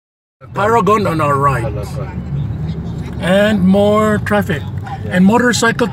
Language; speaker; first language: English; non-native, learner; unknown